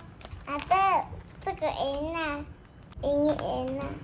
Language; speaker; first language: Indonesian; early bilingual, heritage; Chinese